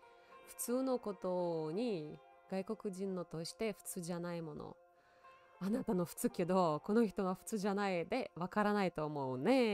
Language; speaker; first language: Japanese; non-native, learner; Russian